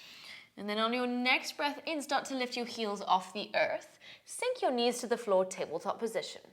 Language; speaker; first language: English; native; English